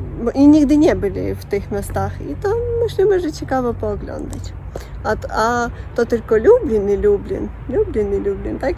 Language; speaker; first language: Polish; non-native, learner; Russian